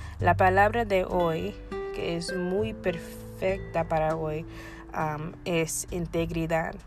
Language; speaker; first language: Spanish; non-native, learner; English